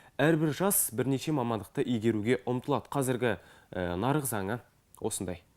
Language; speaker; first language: Kazakh; native; Kazakh